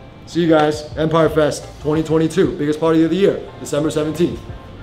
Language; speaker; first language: English; early bilingual, other home language; Chinese